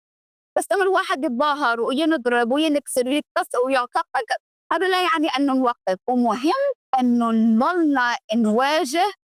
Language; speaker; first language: Arabic; early bilingual, heritage; Arabic